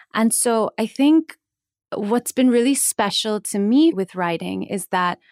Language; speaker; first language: English; native; English